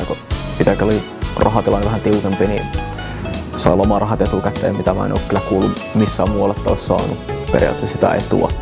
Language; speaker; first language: Finnish; native; Finnish